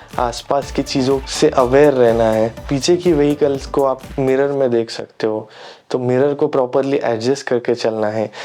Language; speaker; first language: Hindi; non-native, local second language; Marathi